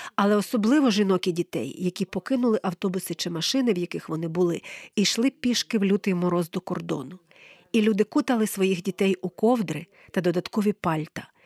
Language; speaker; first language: Ukrainian; non-native, fluent; English